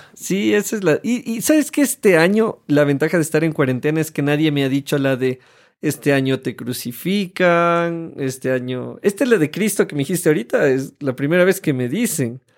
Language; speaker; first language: Spanish; native; Spanish